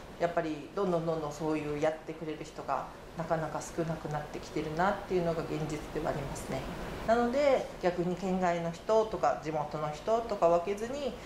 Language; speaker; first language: Japanese; native; Japanese